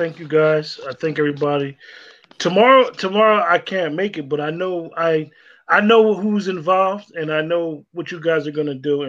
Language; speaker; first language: English; native; English